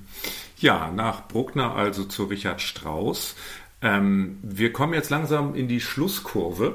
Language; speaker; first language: German; native; German